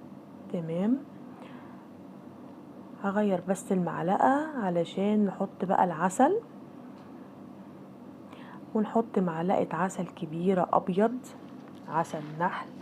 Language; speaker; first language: Arabic; native; Arabic